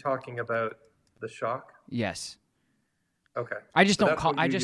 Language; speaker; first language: English; native; English